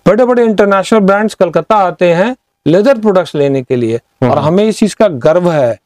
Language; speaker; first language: Hindi; non-native, local second language; Bangla